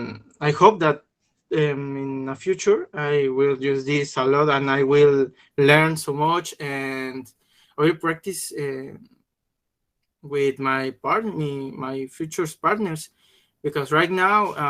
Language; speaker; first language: English; non-native, learner; Spanish